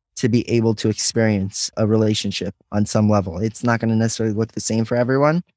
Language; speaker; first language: English; native; English